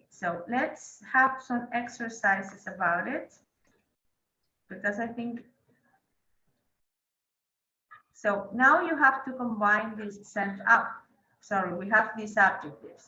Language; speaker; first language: English; non-native, fluent; Spanish